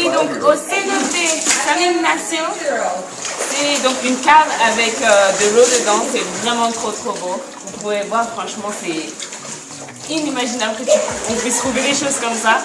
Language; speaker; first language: French; native; French